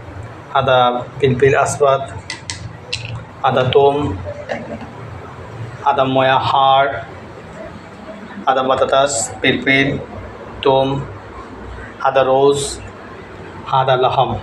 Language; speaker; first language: Arabic; non-native, learner; Bangla